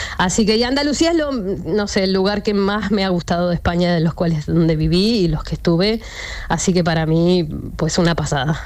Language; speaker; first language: Spanish; native; Spanish